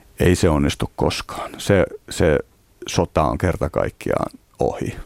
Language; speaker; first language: Finnish; native; Finnish